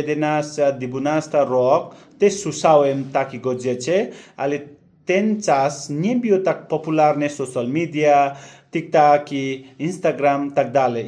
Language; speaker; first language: Polish; non-native, learner; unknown